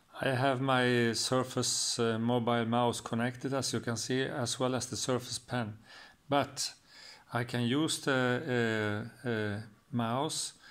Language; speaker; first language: English; non-native, fluent; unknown